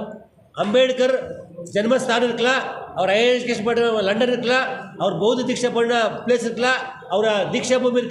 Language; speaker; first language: Tamil; non-native, learner; Kannada